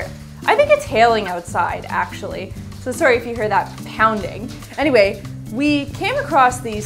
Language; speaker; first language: English; native; English